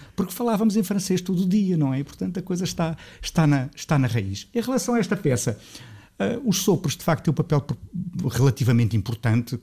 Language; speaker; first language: Portuguese; native; Portuguese